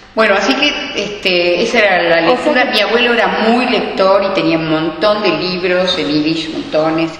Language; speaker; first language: Spanish; early bilingual, other home language; Yiddish